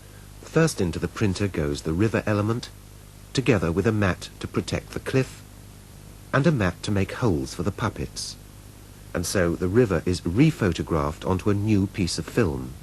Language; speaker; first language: English; native; English